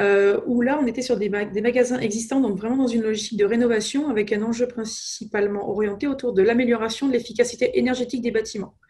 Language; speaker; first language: French; native; French